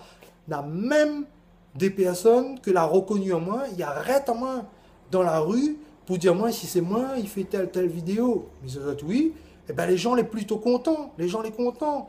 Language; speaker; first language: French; non-native, local second language; Réunion Creole French